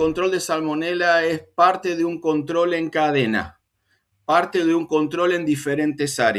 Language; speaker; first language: Spanish; native; Spanish